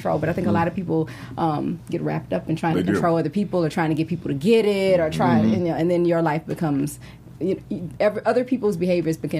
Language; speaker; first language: English; native; English